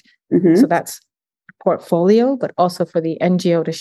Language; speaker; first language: English; early bilingual, other home language; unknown